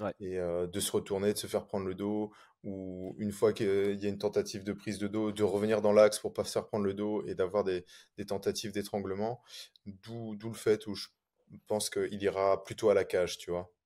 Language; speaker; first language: French; native; French